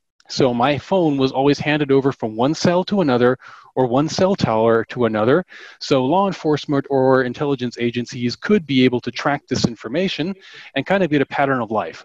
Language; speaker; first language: English; non-native, fluent; German